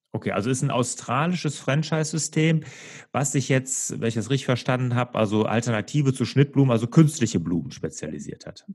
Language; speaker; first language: German; native; German